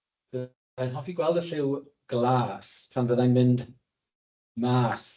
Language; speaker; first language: Welsh; native; Welsh